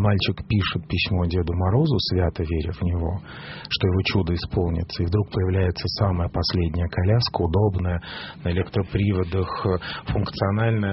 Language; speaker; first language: Russian; native; Russian